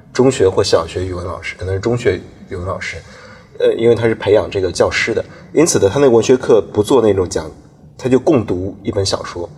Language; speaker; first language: Chinese; native; Chinese